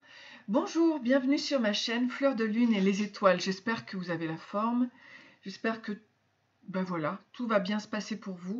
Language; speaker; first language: French; native; French